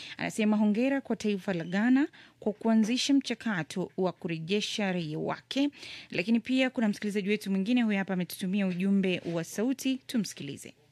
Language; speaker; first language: Swahili; native; Swahili